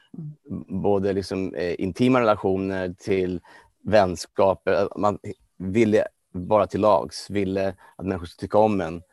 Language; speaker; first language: Swedish; non-native, fluent; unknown